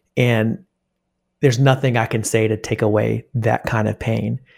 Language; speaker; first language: English; native; English